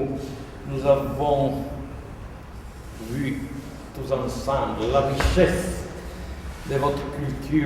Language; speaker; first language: French; non-native, fluent; Italian